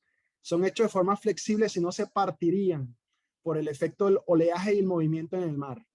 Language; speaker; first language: Spanish; native; Spanish